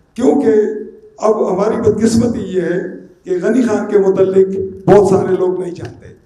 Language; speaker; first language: Urdu; non-native, local second language; Pashto